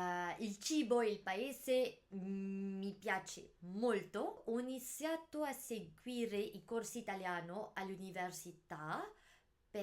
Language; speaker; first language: Italian; non-native, learner; Malay